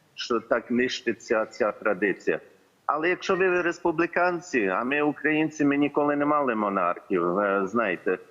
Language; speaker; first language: Ukrainian; early bilingual, heritage; Ukrainian